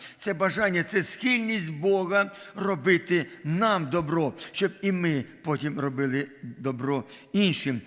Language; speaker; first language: Ukrainian; non-native, local second language; Russian